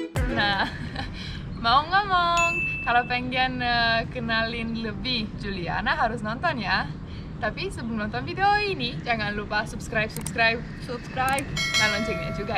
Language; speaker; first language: Indonesian; non-native, fluent; Romanian